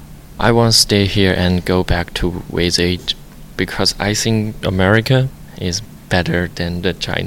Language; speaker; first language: English; non-native, learner; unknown